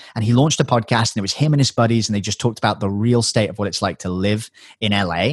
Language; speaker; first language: English; native; English